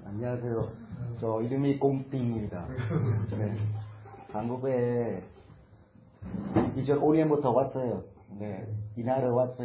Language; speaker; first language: Korean; non-native, learner; Vietnamese